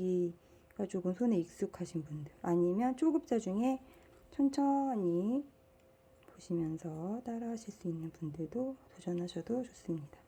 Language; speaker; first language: Korean; native; Korean